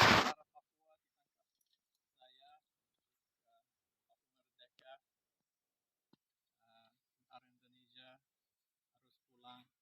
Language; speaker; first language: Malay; non-native, learner; English